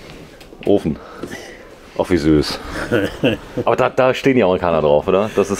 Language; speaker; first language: German; native; German